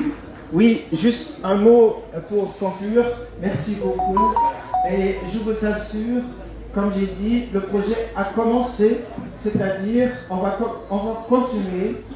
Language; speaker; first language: French; non-native, fluent; German